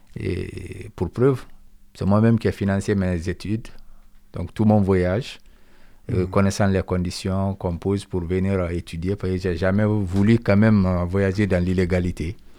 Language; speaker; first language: French; non-native, local second language; Mandingo